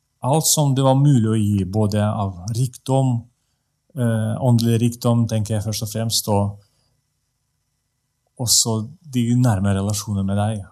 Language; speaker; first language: Norwegian; non-native, fluent; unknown